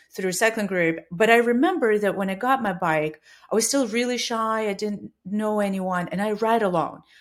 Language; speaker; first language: English; non-native, fluent; Russian